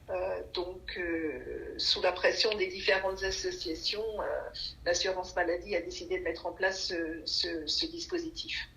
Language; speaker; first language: French; native; French